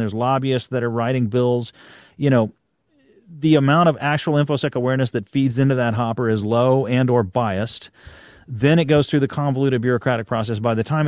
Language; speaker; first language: English; native; English